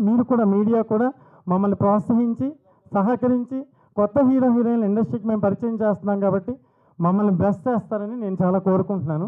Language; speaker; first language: Telugu; native; Telugu